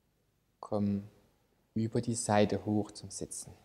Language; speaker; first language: German; native; German